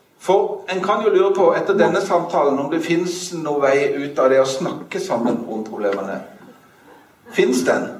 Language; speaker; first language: Norwegian; native; Norwegian